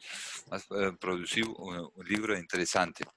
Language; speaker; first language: Portuguese; non-native, learner; German